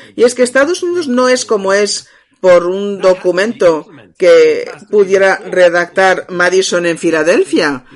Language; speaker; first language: Spanish; non-native, fluent; English